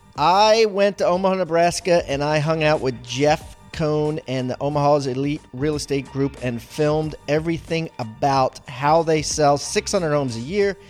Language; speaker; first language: English; native; English